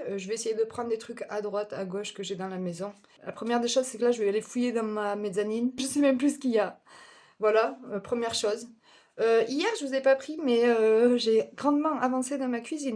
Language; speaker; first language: French; native; French